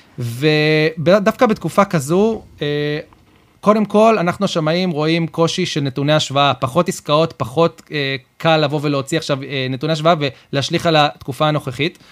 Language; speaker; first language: Hebrew; native; Hebrew